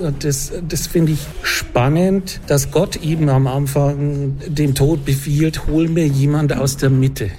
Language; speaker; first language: German; native; German